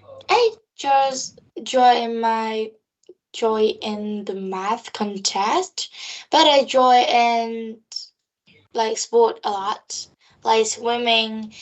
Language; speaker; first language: English; non-native, learner; Vietnamese